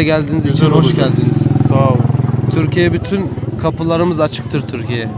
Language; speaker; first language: Turkish; non-native, fluent; Arabic